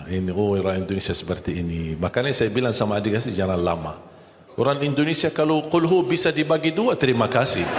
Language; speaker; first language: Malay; non-native, fluent; Arabic